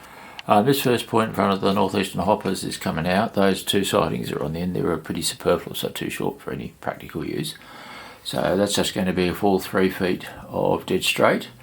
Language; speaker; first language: English; native; English